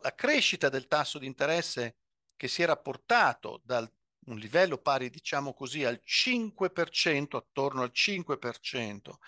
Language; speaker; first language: Italian; native; Italian